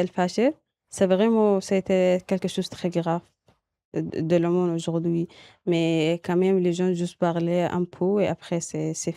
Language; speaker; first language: French; non-native, learner; Arabic